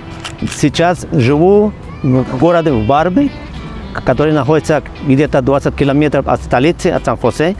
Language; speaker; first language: Russian; non-native, fluent; Spanish